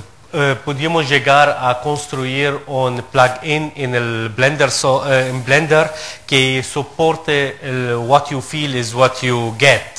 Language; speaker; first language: Spanish; non-native, fluent; Arabic